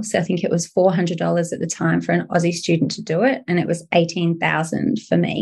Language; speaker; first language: English; native; English